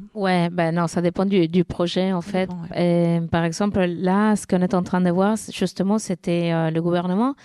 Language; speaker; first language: French; non-native, fluent; Spanish